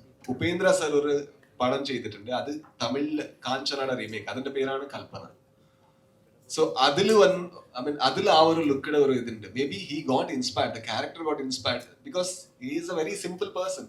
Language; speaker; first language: Malayalam; non-native, local second language; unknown